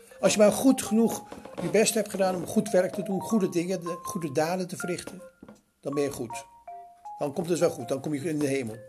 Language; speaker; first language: Dutch; native; Dutch